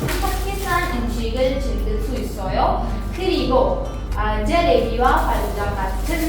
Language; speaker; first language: Korean; non-native, learner; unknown